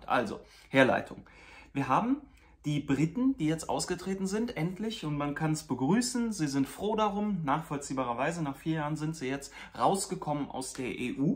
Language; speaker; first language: German; native; German